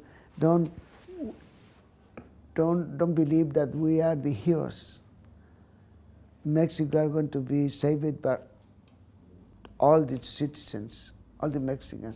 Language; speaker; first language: English; non-native, learner; Spanish